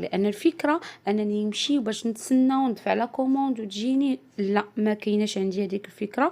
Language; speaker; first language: Arabic; native; Arabic